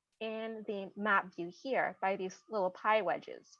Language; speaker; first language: English; native; English